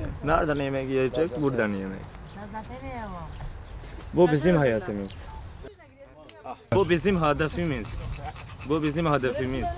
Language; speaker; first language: Turkish; non-native, learner; Persian